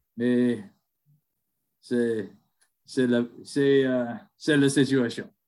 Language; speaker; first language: French; non-native, learner; English